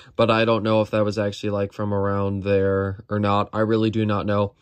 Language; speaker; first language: English; native; English